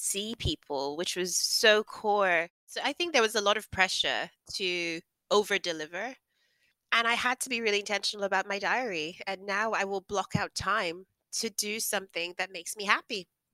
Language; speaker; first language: English; non-native, local second language; Yoruba